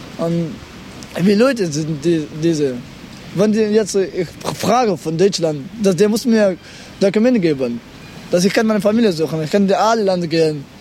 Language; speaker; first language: German; non-native, learner; Pashto